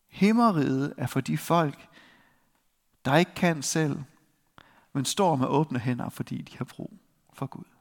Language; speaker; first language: Danish; native; Danish